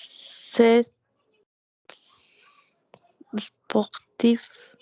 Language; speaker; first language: French; non-native, learner; Spanish